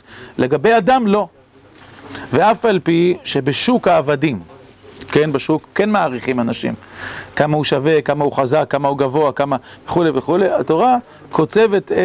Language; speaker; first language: Hebrew; native; Hebrew